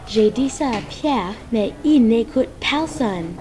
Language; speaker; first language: French; non-native, learner; English